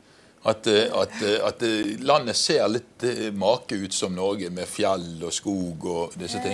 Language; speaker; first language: Norwegian; native; Norwegian